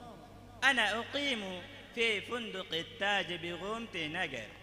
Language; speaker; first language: Arabic; non-native, fluent; Urdu